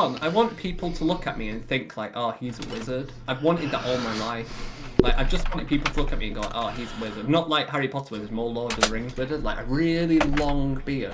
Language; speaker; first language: English; native; English